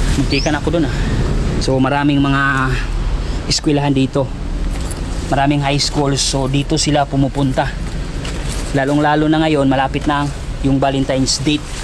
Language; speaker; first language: Filipino; non-native, local second language; Cebuano